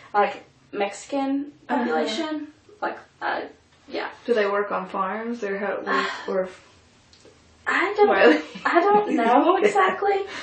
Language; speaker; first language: English; native; English